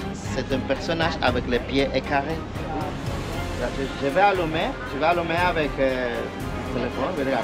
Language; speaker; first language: French; non-native, fluent; Spanish